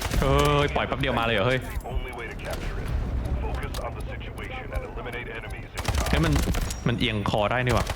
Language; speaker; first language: Thai; native; Thai